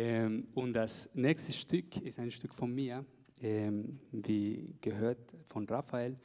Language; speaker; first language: German; non-native, fluent; Spanish